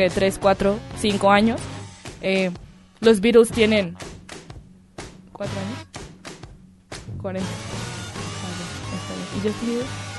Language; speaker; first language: Spanish; native; Spanish